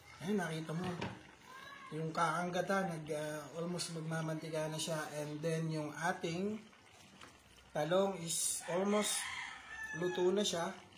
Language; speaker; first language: Filipino; non-native, local second language; Bikol